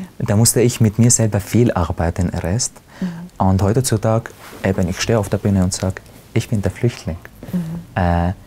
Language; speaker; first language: German; non-native, fluent; Arabic